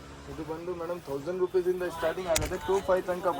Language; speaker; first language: Kannada; non-native, local second language; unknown